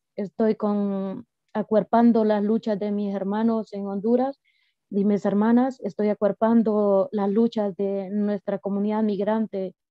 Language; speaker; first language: Spanish; native; Spanish